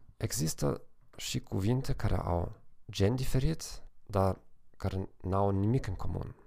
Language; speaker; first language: Romanian; non-native, fluent; German